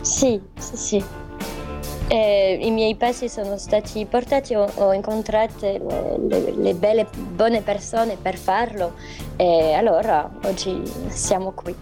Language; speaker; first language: Italian; non-native, fluent; French